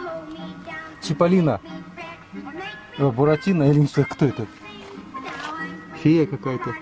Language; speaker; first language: Russian; native; Russian